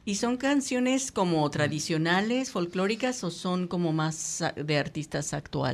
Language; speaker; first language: Spanish; native; Spanish